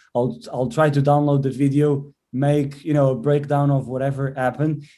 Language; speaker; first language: English; non-native, fluent; Portuguese